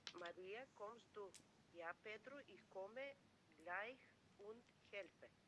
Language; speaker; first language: German; non-native, learner; Macedonian